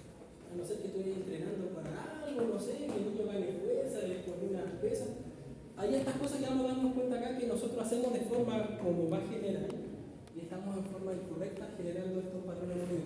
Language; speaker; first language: Spanish; native; Spanish